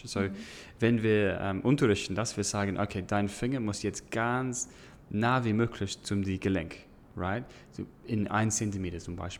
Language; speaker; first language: German; non-native, learner; English